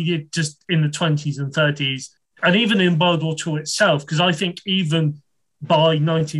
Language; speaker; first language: English; native; English